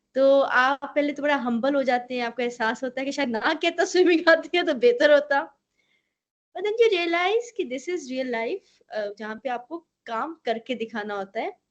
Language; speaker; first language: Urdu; native; Urdu